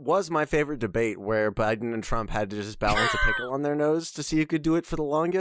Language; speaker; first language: English; native; English